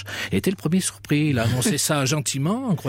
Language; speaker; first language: French; native; French